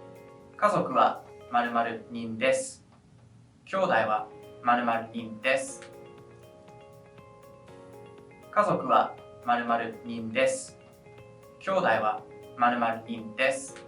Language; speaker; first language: Japanese; non-native, fluent; English